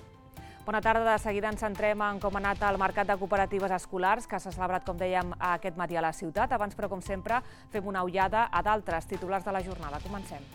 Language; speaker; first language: Catalan; native; Catalan